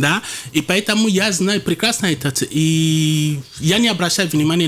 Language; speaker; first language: Russian; non-native, fluent; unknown